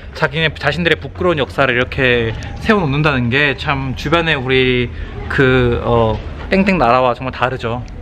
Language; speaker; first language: Korean; native; Korean